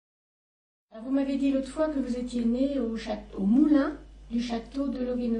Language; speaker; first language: French; native; French